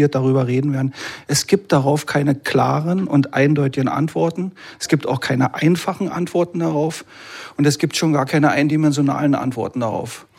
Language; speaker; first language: German; native; German